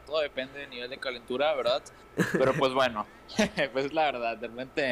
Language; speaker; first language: Spanish; native; Spanish